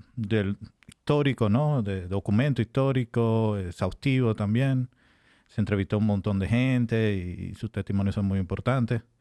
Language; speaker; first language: Spanish; native; Spanish